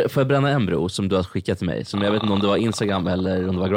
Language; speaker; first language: Swedish; native; Swedish